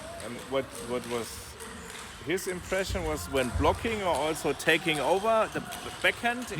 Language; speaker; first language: English; non-native, fluent; German